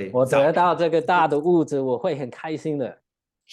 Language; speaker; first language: Chinese; non-native, learner; English